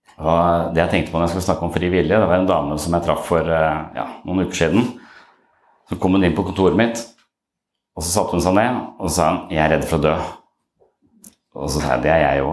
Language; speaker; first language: Norwegian; native; Norwegian